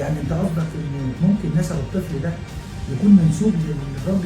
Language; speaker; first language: Arabic; native; Arabic